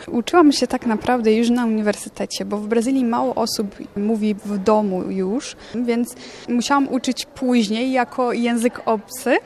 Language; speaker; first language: Polish; non-native, fluent; Portuguese